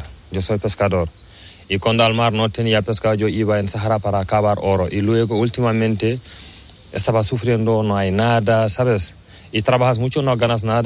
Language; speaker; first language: Spanish; non-native, learner; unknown